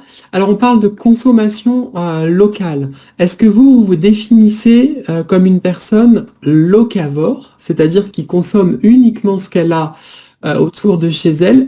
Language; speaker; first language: French; native; French